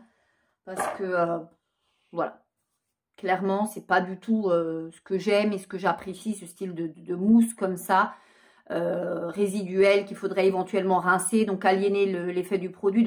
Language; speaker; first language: French; native; French